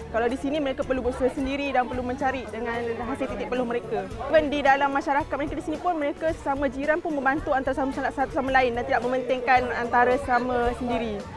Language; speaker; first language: Malay; native; Malay